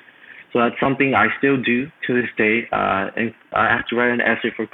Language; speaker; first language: English; non-native, fluent; Spanish